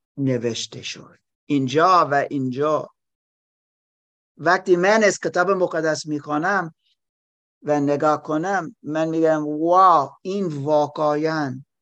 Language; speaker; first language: Persian; non-native, learner; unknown